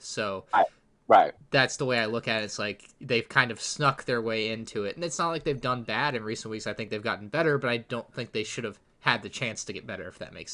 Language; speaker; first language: English; native; English